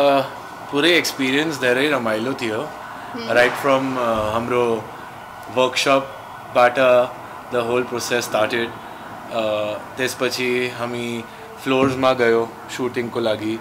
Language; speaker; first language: Nepali; non-native, learner; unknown